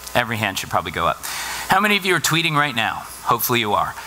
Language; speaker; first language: English; native; English